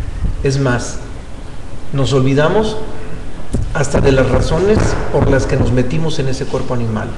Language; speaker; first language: Spanish; native; Spanish